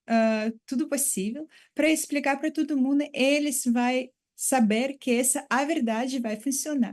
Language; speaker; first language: Portuguese; non-native, fluent; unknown